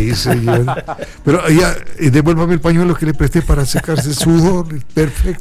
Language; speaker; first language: Spanish; native; Spanish